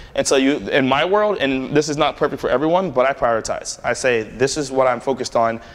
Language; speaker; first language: English; native; English